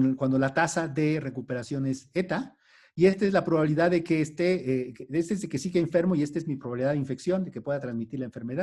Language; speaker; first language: Spanish; native; Spanish